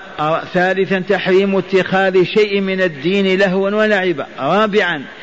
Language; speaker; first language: Arabic; native; Arabic